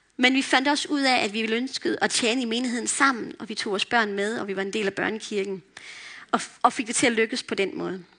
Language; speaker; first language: Danish; native; Danish